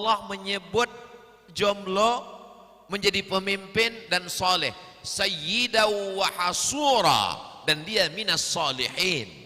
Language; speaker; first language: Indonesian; native; Indonesian